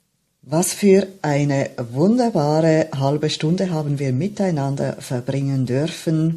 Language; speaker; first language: German; native; German